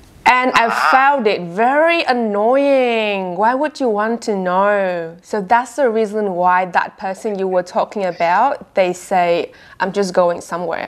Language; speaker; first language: English; non-native, fluent; Vietnamese